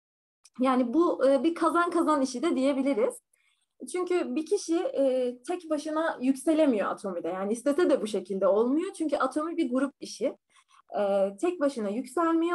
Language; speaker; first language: Turkish; native; Turkish